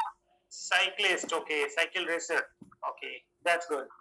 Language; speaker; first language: English; non-native, fluent; Hindi